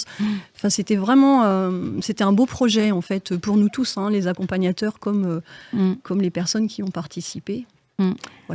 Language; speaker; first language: French; native; French